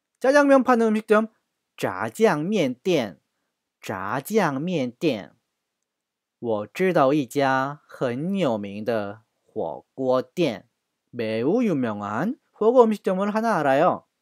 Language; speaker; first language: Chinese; non-native, fluent; Korean